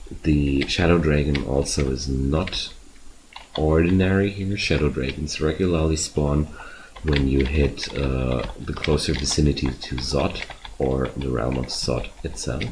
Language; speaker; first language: English; non-native, fluent; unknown